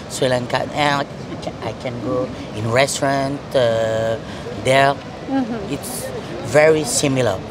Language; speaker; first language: English; non-native, learner; French